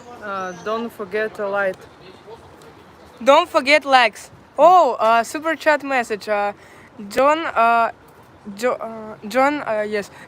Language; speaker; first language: English; non-native, local second language; Russian